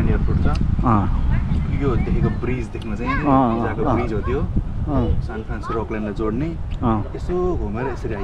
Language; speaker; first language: Nepali; native; Nepali